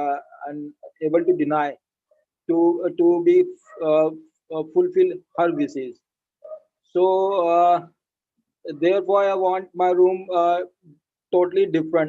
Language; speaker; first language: English; non-native, learner; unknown